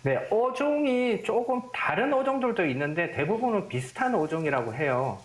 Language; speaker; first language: Korean; native; Korean